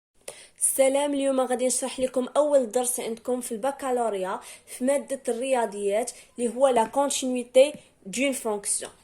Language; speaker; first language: Arabic; native; Arabic